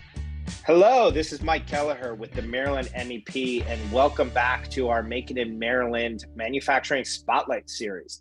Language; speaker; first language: English; native; English